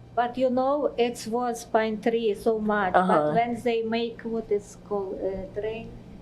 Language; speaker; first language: English; non-native, learner; Ukrainian